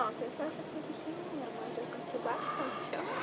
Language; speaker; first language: Portuguese; native; Portuguese